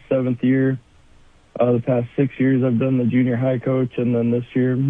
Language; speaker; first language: English; native; English